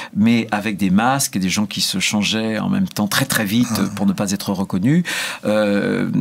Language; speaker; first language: French; native; French